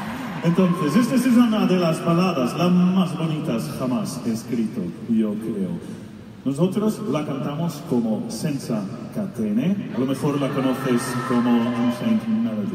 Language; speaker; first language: Spanish; non-native, fluent; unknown